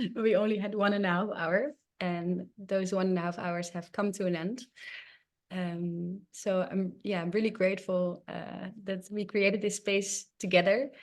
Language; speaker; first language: English; non-native, fluent; Dutch